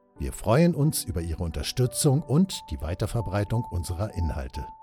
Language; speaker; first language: German; native; German